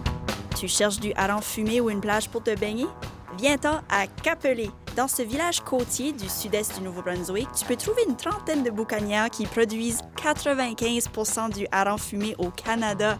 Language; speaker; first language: French; native; French